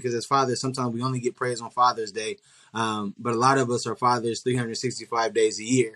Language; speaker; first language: English; native; English